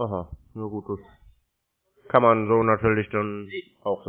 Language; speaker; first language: German; native; German